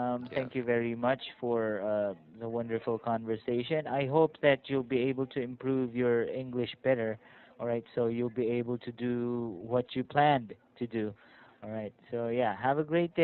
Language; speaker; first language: English; non-native, fluent; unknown